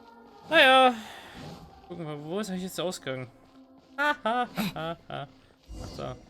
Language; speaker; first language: German; native; German